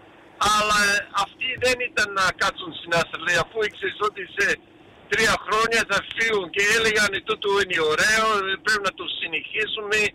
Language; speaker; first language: Greek; early bilingual, heritage; Greek